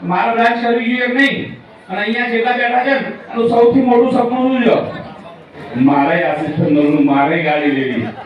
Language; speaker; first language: Gujarati; native; Gujarati